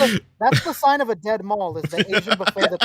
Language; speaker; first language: English; native; English